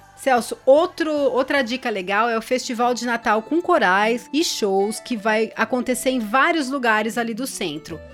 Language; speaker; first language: Portuguese; native; Portuguese